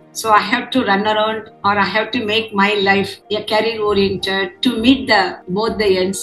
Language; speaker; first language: English; non-native, local second language; Tamil